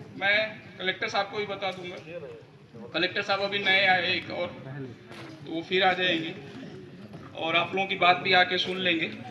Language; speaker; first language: Hindi; native; Hindi